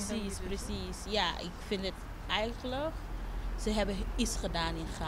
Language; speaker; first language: Dutch; non-native, fluent; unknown